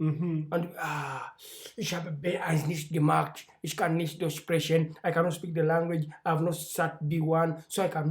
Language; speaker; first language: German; non-native, fluent; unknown